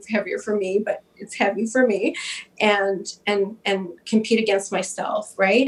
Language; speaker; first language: English; native; English